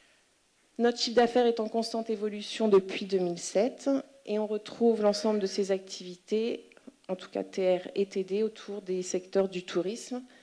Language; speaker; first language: French; native; French